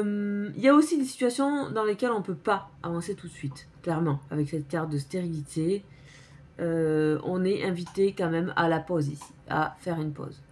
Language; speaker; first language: French; native; French